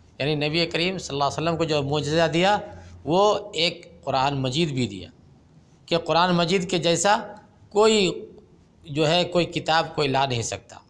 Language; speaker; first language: Urdu; native; Urdu